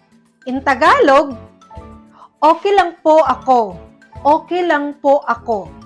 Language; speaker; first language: Filipino; non-native, local second language; Cebuano